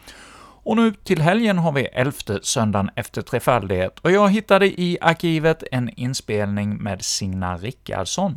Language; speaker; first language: Swedish; native; Swedish